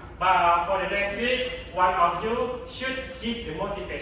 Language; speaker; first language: English; non-native, learner; Indonesian